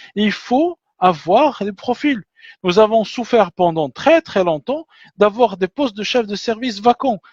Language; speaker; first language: French; non-native, local second language; Arabic